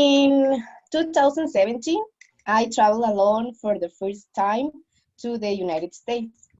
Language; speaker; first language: English; non-native, learner; Spanish